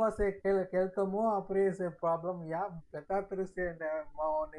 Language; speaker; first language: French; non-native, learner; Tamil